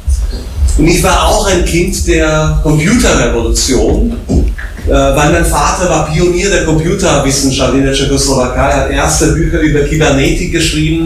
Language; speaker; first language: German; non-native, fluent; Slovak